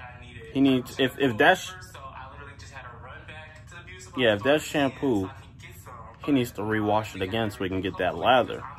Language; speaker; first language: English; native; English